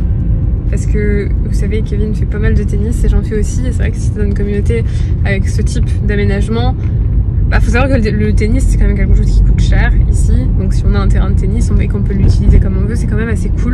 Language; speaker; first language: French; native; French